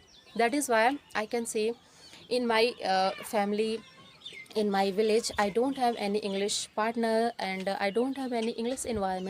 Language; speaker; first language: English; non-native, learner; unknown